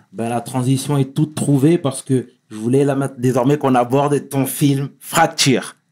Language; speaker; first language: French; native; French